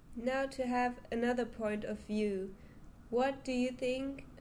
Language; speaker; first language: English; non-native, fluent; German